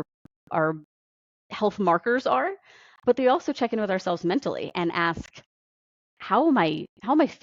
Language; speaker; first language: English; native; English